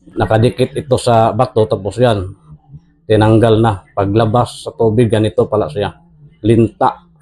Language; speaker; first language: Filipino; non-native, local second language; Cebuano